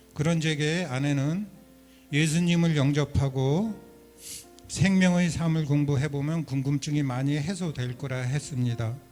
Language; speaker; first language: Korean; native; Korean